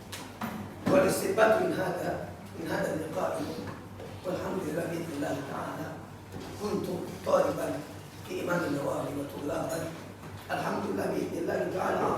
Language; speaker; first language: Arabic; non-native, learner; Indonesian